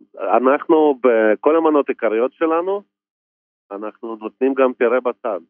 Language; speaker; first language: Hebrew; non-native, fluent; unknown